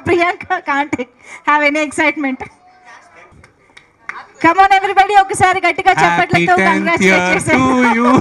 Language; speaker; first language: Telugu; native; Telugu